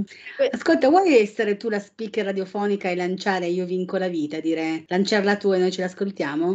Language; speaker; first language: Italian; native; Italian